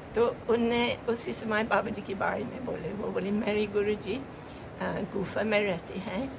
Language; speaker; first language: Hindi; non-native, fluent; English